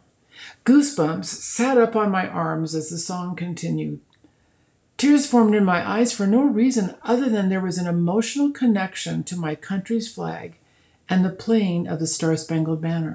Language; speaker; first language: English; native; English